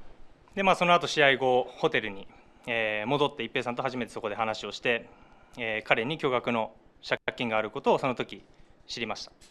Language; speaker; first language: Japanese; native; Japanese